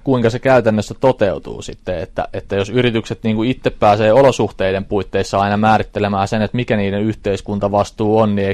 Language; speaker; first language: Finnish; native; Finnish